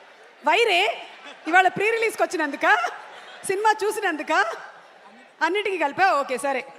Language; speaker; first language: Telugu; native; Telugu